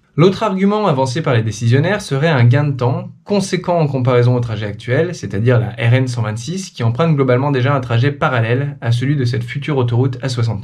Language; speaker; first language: French; native; French